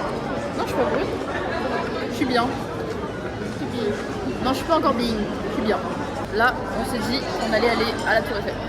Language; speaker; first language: French; native; French